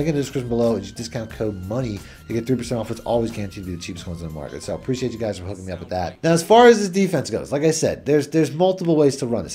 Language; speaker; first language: English; native; English